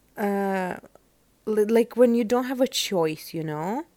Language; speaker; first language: English; non-native, fluent; Russian